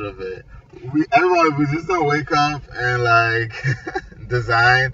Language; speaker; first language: English; non-native, local second language; Igbo